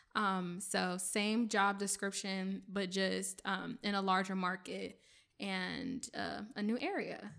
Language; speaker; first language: English; early bilingual, other home language; French